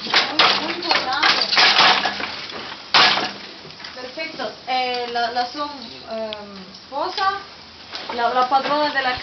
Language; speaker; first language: Spanish; non-native, learner; Italian